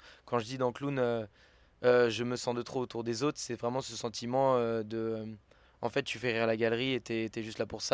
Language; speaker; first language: French; native; French